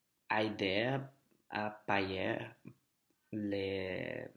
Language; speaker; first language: French; non-native, learner; Spanish